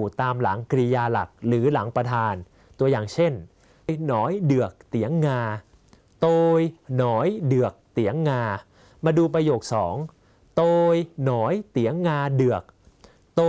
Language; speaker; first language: Thai; native; Thai